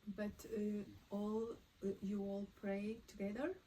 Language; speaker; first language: English; non-native, learner; Portuguese